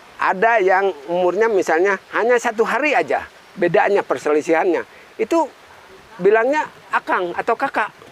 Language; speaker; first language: Indonesian; early bilingual, other home language; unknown